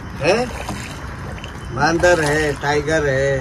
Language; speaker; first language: Hindi; non-native, learner; Nepali